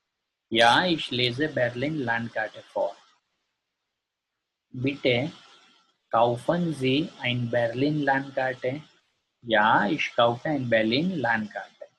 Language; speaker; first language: German; non-native, learner; Gujarati